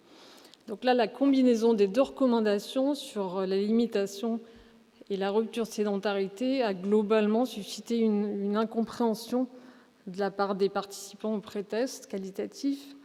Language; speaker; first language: French; native; French